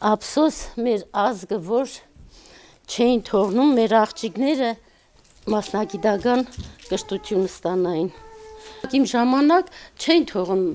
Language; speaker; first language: Armenian; non-native, local second language; Kurdish